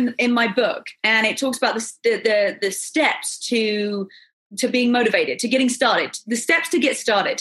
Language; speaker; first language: English; native; English